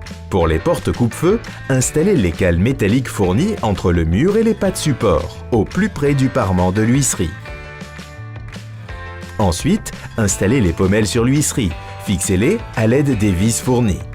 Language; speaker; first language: French; native; French